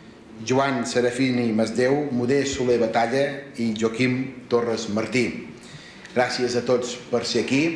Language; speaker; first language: Catalan; native; Catalan